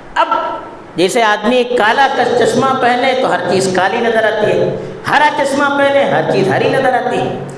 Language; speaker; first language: Urdu; non-native, local second language; Konkani